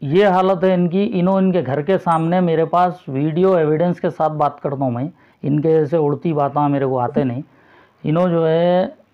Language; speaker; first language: Hindi; non-native, local second language; Urdu